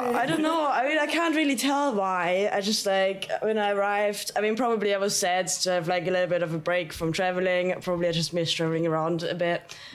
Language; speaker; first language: English; non-native, fluent; German